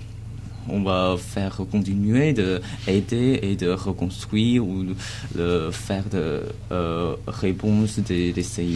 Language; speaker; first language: French; non-native, learner; Chinese